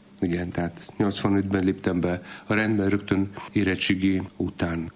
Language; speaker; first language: Hungarian; non-native, fluent; Polish